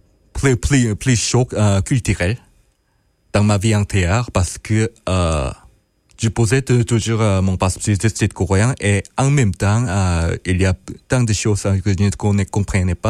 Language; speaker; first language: French; non-native, fluent; Korean